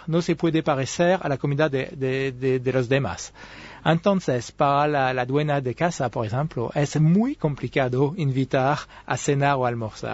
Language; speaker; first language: Spanish; non-native, fluent; French